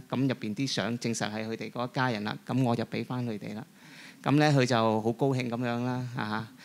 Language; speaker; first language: Cantonese; native; Cantonese